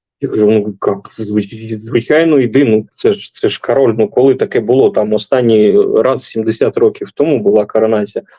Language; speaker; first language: Ukrainian; non-native, local second language; Russian